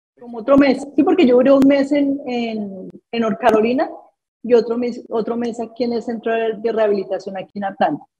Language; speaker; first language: Spanish; native; Spanish